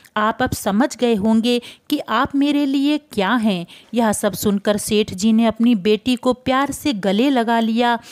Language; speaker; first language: Hindi; native; Hindi